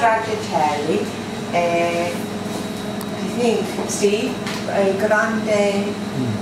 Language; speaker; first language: Italian; non-native, learner; English